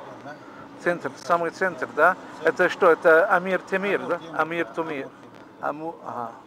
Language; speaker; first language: Russian; non-native, learner; English